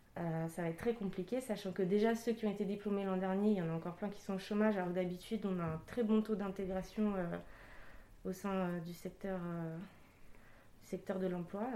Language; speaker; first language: French; native; French